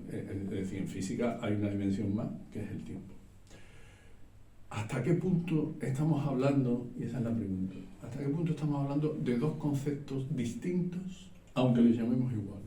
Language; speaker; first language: Spanish; native; Spanish